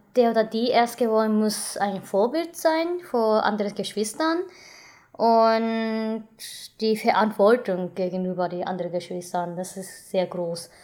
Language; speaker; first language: German; non-native, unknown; Japanese